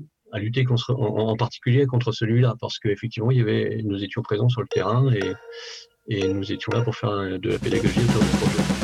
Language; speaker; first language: French; native; French